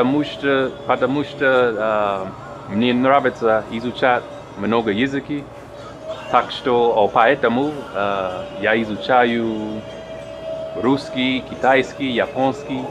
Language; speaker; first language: Russian; non-native, learner; English